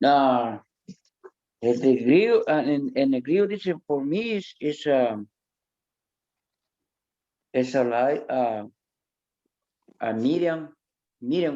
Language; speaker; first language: English; non-native, learner; Spanish